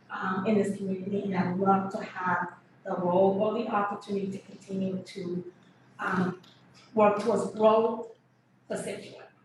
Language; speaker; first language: English; early bilingual, other home language; Kabuverdianu